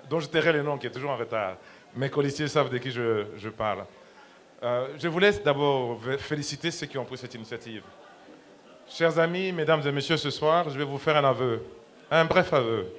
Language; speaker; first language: French; non-native, local second language; Lingala